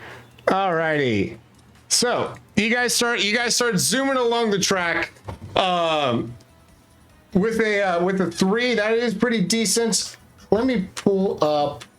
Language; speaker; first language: English; native; English